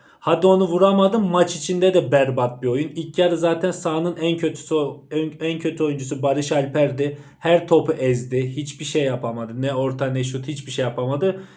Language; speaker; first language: Turkish; native; Turkish